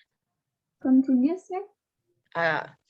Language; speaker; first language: English; non-native, learner; Indonesian